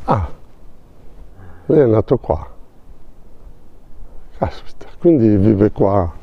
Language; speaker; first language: Italian; non-native, learner; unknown